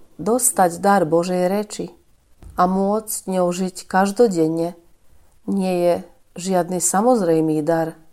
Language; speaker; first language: Slovak; native; Slovak